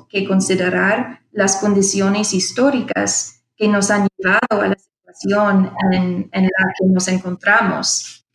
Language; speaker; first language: Spanish; non-native, fluent; English